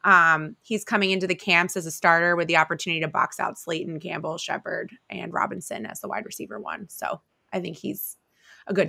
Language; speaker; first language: English; native; English